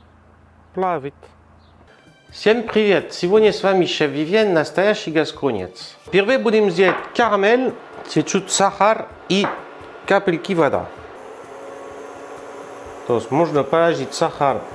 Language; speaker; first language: Russian; non-native, learner; French